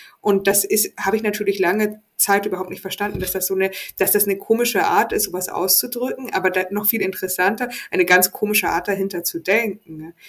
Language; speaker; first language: German; native; German